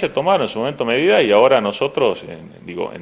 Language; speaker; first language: Spanish; native; Spanish